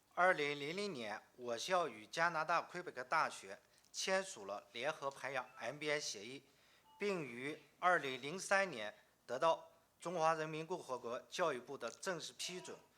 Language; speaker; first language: Chinese; native; Chinese